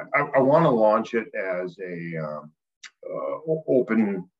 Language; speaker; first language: English; native; English